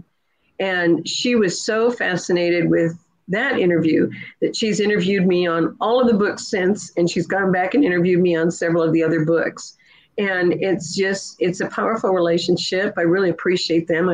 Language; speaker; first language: English; native; English